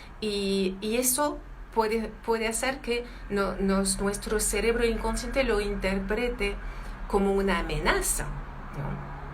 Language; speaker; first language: Spanish; non-native, fluent; French